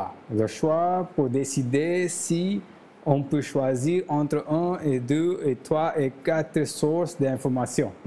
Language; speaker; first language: French; non-native, learner; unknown